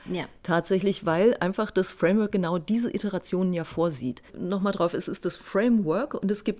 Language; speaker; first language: German; native; German